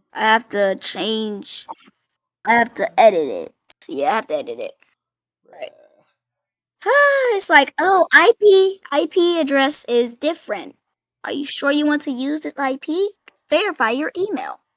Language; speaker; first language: English; native; English